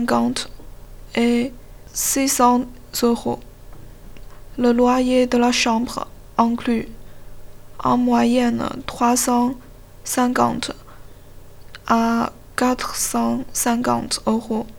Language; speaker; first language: French; non-native, learner; Chinese